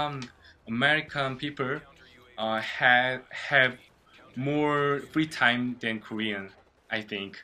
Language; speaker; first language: English; non-native, learner; Korean